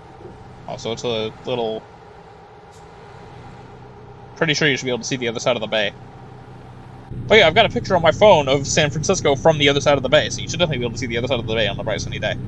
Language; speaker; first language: English; native; English